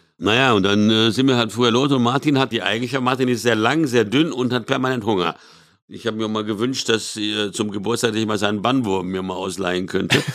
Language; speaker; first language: German; early bilingual, other home language; Hungarian